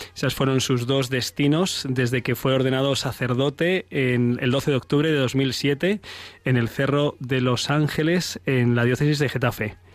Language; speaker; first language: Spanish; native; Spanish